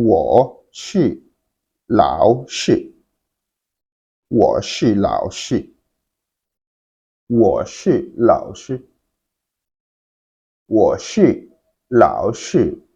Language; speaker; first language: Chinese; non-native, fluent; Wolof